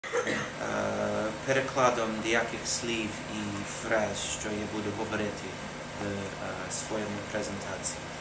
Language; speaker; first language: Ukrainian; non-native, learner; English